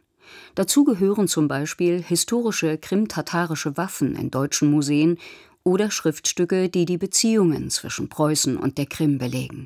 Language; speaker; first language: German; native; German